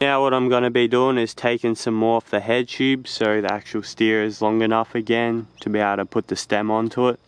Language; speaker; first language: English; native; English